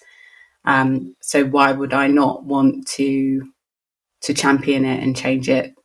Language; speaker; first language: English; native; English